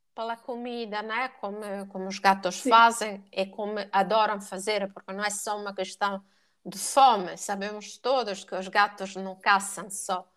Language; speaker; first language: Portuguese; non-native, fluent; Italian